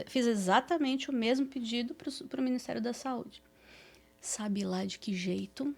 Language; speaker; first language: Portuguese; native; Portuguese